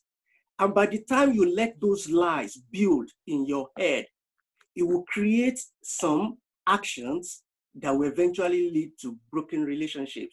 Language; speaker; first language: English; non-native, local second language; Yoruba